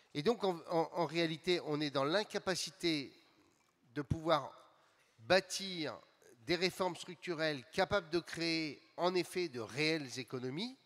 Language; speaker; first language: French; native; French